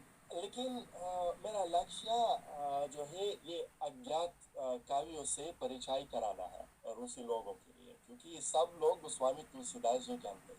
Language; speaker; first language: Hindi; non-native, fluent; Russian